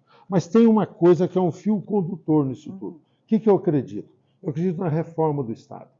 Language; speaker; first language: Portuguese; native; Portuguese